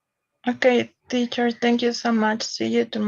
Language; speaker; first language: English; non-native, learner; Spanish